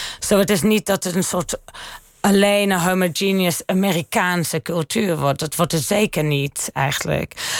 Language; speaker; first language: Dutch; early bilingual, heritage; Dutch